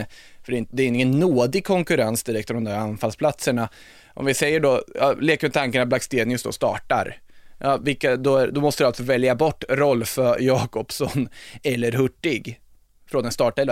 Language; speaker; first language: Swedish; native; Swedish